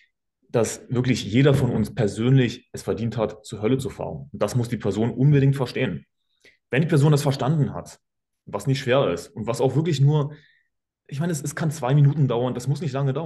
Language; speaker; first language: German; native; German